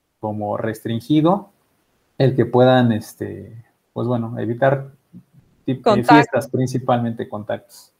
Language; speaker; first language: Spanish; native; Spanish